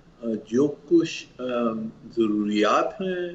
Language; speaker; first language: Urdu; native; Urdu